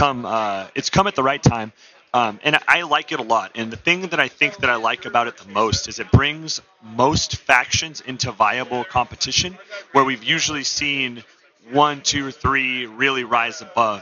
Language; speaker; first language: English; native; English